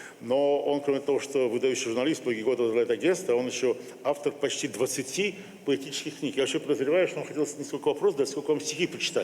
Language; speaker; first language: Russian; native; Russian